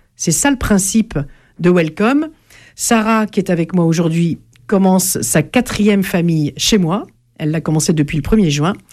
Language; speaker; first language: French; native; French